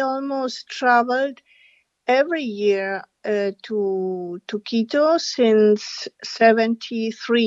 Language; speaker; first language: English; non-native, fluent; Spanish